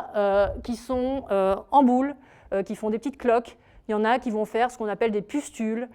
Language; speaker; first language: French; native; French